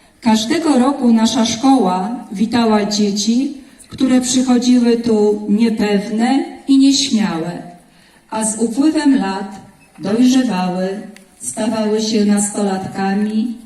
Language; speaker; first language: Polish; native; Polish